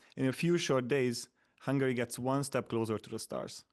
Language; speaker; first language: English; non-native, fluent; Hungarian